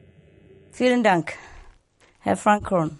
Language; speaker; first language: German; non-native, learner; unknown